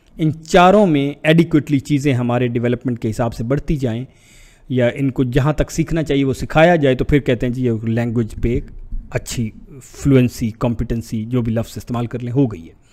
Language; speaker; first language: Urdu; non-native, local second language; Punjabi